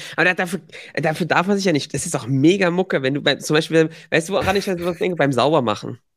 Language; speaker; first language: German; native; German